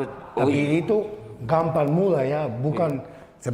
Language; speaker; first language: Indonesian; non-native, learner; Spanish